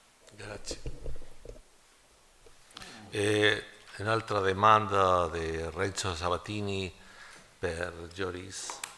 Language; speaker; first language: Italian; non-native, learner; Spanish